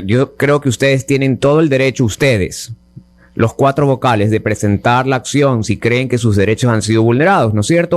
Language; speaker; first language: Spanish; native; Spanish